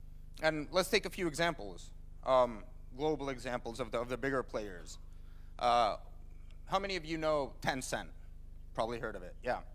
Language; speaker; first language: English; non-native, fluent; Finnish